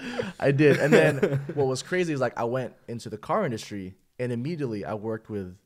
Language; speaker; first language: English; early bilingual, other home language; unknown